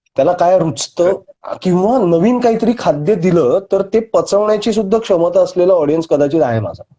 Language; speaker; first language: Marathi; native; Marathi